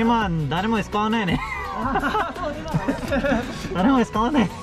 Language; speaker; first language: Japanese; non-native, learner; Hindi